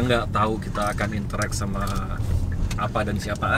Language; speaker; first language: Indonesian; native; Indonesian